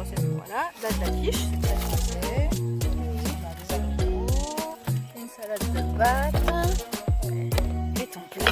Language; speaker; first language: French; native; French